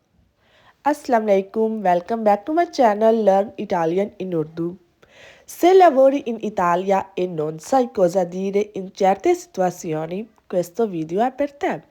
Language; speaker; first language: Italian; non-native, fluent; Urdu